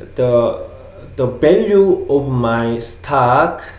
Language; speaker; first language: English; non-native, learner; Korean